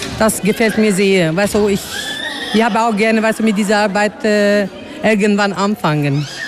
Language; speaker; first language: German; non-native, learner; Albanian